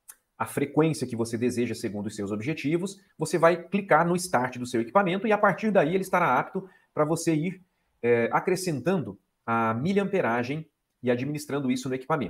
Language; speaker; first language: Portuguese; native; Portuguese